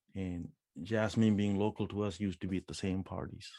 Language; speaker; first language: English; non-native, local second language; Punjabi